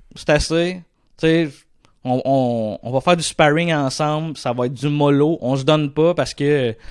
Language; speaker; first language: French; native; French